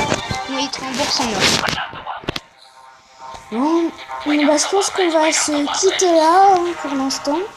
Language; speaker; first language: French; native; French